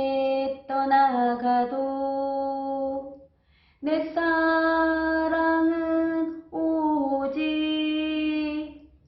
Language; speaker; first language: Korean; native; Korean